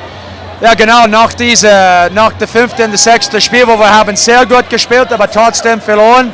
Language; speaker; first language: German; non-native, fluent; English